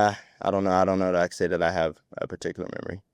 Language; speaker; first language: English; native; English